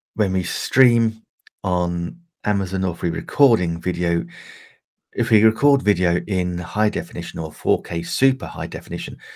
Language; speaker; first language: English; native; English